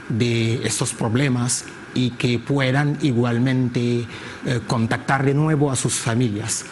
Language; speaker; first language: Spanish; non-native, fluent; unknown